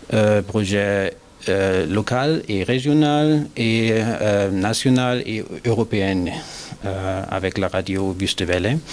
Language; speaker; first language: French; non-native, learner; German